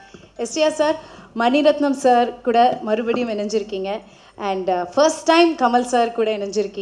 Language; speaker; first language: Tamil; native; Tamil